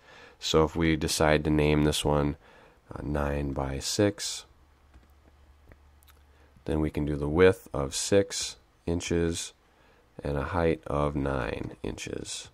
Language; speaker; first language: English; native; English